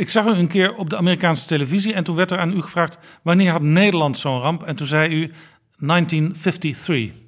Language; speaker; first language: Dutch; native; Dutch